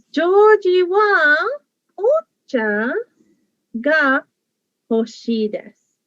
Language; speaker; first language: Japanese; non-native, fluent; English